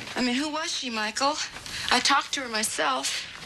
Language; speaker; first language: English; native; English